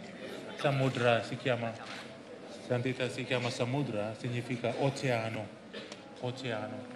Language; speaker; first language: Italian; non-native, learner; Indonesian